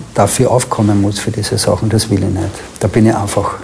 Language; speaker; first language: German; native; German